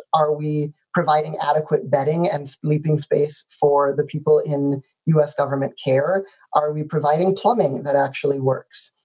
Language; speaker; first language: English; native; English